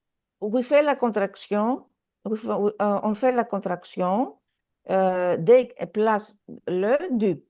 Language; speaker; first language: French; non-native, fluent; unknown